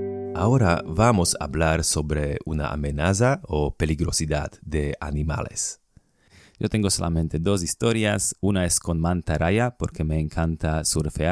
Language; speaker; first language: Spanish; non-native, fluent; Slovak